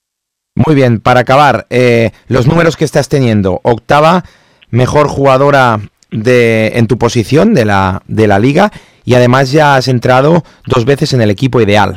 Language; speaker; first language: Spanish; native; Spanish